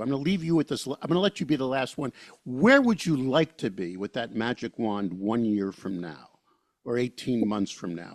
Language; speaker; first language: English; native; English